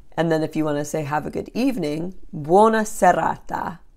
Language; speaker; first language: English; native; English